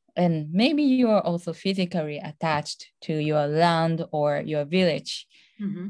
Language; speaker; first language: English; non-native, fluent; Japanese